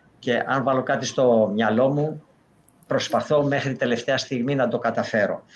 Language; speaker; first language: Greek; native; Greek